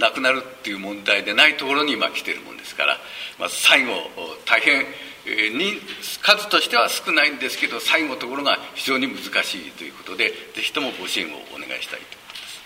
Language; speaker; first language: Japanese; native; Japanese